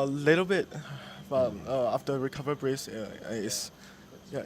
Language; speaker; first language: English; non-native, learner; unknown